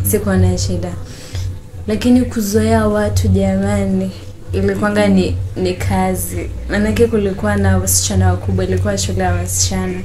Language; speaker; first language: Swahili; non-native, local second language; Gusii